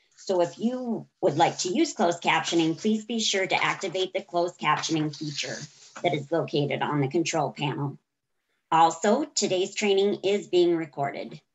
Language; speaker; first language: English; native; English